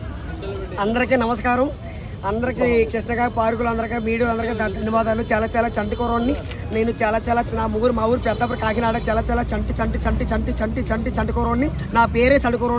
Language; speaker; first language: Telugu; native; Telugu